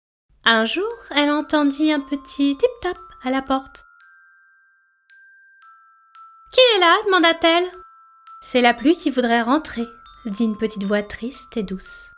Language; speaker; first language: French; native; French